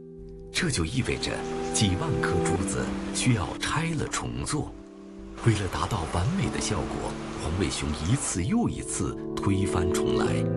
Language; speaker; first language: Chinese; native; Chinese